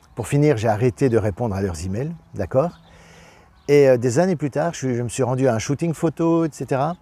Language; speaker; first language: French; native; French